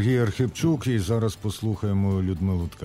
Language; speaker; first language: Ukrainian; native; Ukrainian